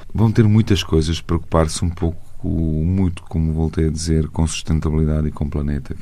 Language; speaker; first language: Portuguese; non-native, fluent; Bosnian